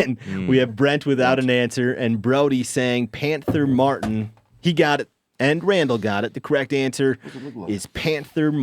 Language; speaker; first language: English; native; English